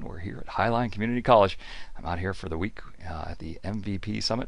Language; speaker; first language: English; native; English